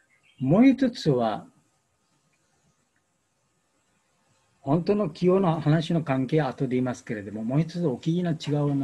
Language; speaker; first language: Japanese; non-native, learner; Bangla